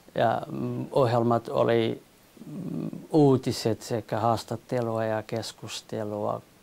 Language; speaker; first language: Finnish; non-native, learner; Kurdish